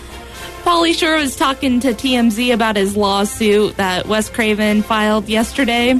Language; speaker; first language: English; native; English